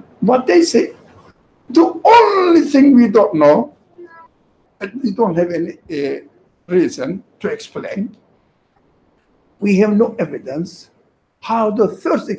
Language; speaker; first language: English; non-native, fluent; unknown